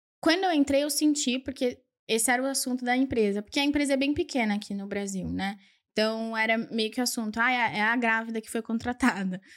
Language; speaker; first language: Portuguese; early bilingual, other home language; Spanish